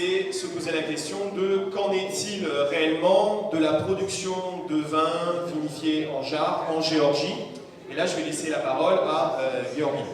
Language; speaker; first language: French; native; French